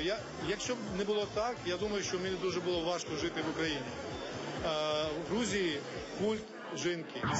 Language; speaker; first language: Ukrainian; non-native, fluent; Georgian